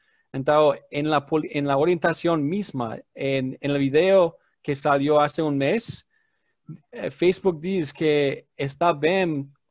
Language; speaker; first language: Portuguese; non-native, learner; English